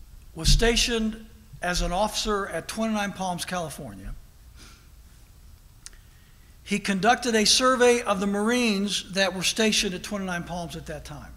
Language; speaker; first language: English; native; English